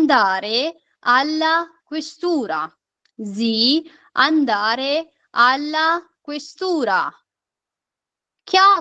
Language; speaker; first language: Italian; non-native, fluent; Urdu